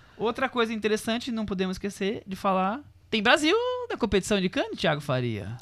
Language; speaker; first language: Portuguese; native; Portuguese